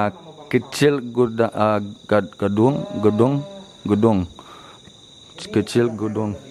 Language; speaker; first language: Indonesian; non-native, learner; English